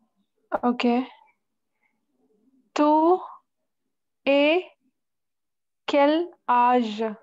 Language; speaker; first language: French; non-native, learner; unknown